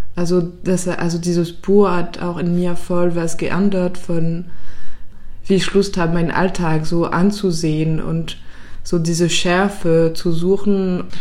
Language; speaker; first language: German; non-native, fluent; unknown